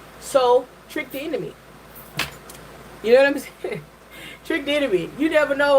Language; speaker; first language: English; native; English